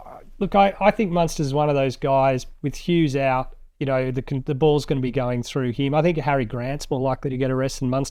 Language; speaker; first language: English; native; English